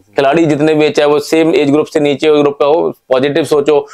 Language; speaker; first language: Hindi; native; Hindi